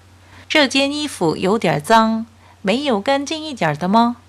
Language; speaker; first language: Chinese; non-native, fluent; Korean